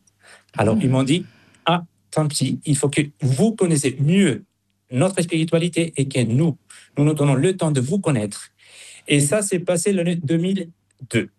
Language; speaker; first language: French; non-native, fluent; Spanish